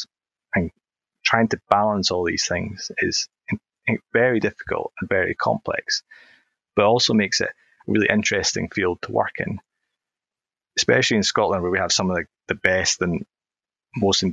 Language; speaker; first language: English; native; English